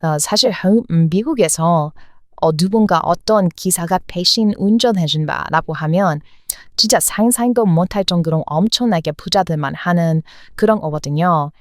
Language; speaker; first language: Korean; non-native, fluent; English